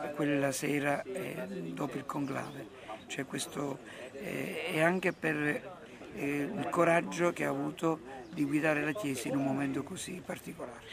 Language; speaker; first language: Italian; native; Italian